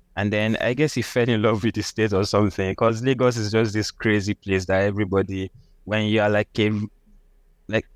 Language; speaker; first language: English; non-native, local second language; Yoruba